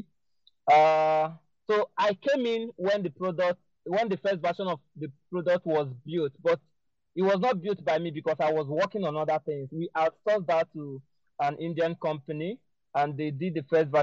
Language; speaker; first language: English; non-native, local second language; Igbo